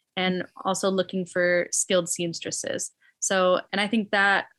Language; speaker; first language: English; native; English